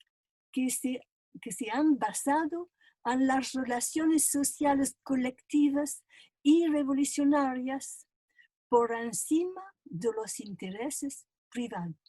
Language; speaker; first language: Spanish; non-native, fluent; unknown